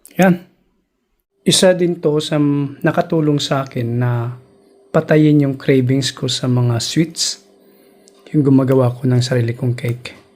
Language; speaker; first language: Filipino; native; Filipino